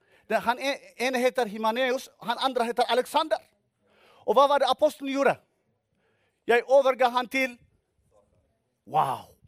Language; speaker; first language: Norwegian; non-native, fluent; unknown